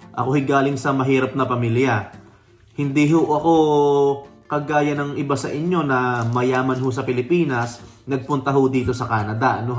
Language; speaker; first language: Filipino; native; Filipino